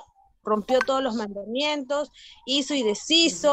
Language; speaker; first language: Spanish; native; Spanish